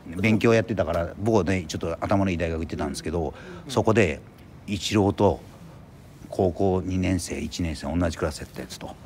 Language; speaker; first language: Japanese; native; Japanese